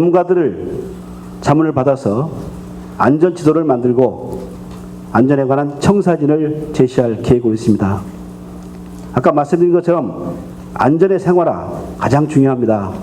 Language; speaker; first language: Korean; native; Korean